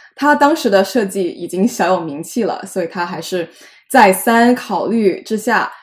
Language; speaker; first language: Chinese; native; Chinese